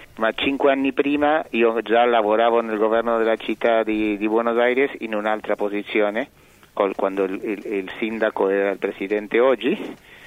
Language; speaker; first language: Italian; early bilingual, heritage; Italian